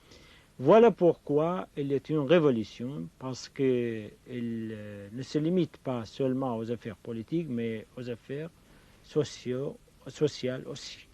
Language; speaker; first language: French; non-native, fluent; Kurdish